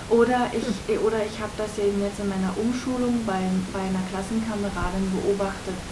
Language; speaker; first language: German; native; German